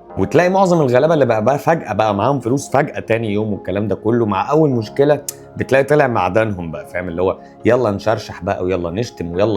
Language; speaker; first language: Arabic; native; Arabic